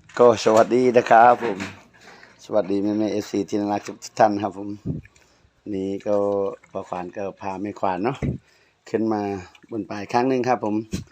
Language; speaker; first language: Thai; non-native, local second language; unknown